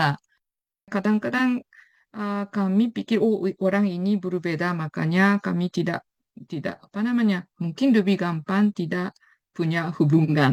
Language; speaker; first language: Indonesian; non-native, fluent; Japanese